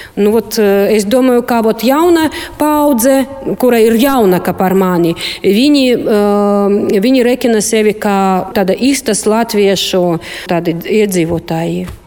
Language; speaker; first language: Latvian; non-native, local second language; Russian